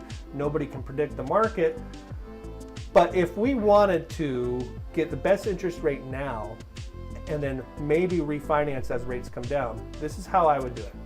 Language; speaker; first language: English; native; English